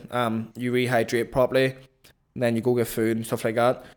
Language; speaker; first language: English; native; English